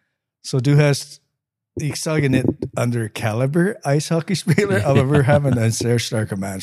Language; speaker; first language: German; non-native, learner; English